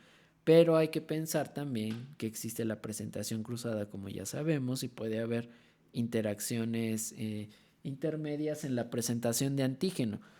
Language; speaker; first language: Spanish; native; Spanish